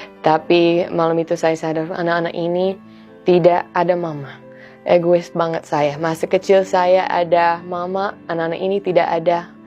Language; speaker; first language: Indonesian; non-native, fluent; English